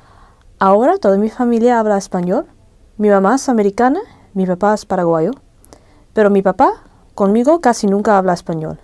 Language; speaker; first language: Spanish; early bilingual, heritage; English